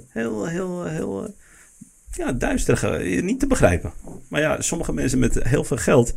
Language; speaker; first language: Dutch; early bilingual, other home language; Arabic